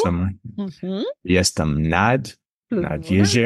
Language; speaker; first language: Polish; non-native, learner; English